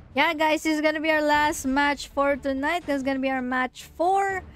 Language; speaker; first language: English; non-native, local second language; Filipino